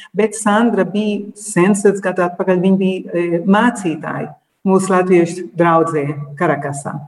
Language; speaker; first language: Latvian; early bilingual, heritage; Latvian